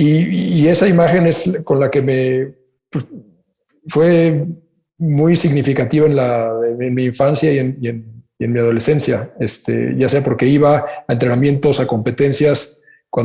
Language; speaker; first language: Spanish; native; Spanish